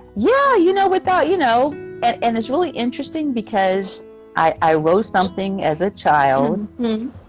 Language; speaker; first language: English; native; English